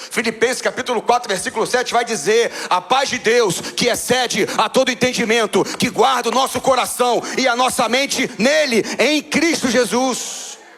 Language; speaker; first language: Portuguese; native; Portuguese